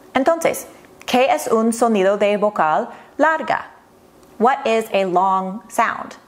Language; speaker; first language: Spanish; non-native, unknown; English